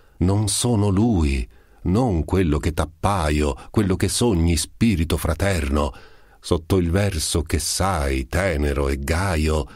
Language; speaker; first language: Italian; native; Italian